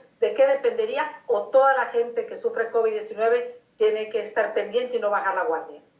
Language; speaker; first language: Spanish; native; Spanish